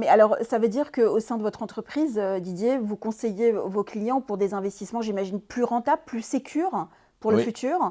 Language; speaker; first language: French; native; French